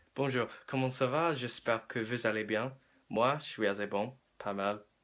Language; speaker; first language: French; non-native, learner; English